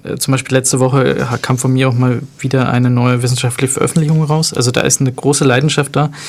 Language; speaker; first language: German; native; German